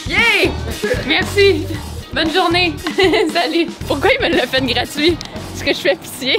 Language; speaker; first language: French; native; French